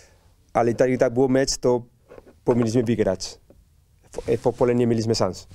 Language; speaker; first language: Polish; non-native, learner; Spanish